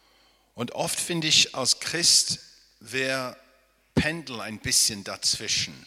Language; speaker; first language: German; non-native, fluent; English